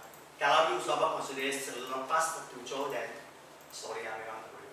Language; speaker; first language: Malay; non-native, local second language; Chinese